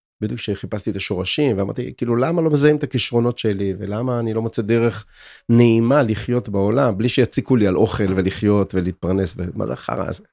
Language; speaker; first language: Hebrew; native; Hebrew